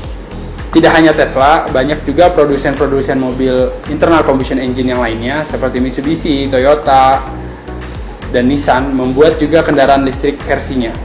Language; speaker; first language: Indonesian; native; Indonesian